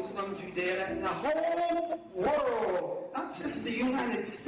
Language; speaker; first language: English; native; English